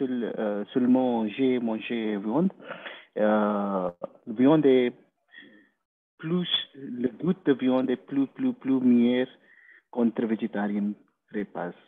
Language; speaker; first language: French; non-native, learner; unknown